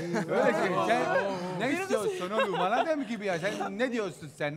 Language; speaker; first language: Turkish; non-native, learner; Italian